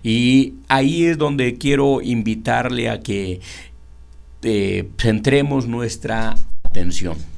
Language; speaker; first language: Spanish; native; Spanish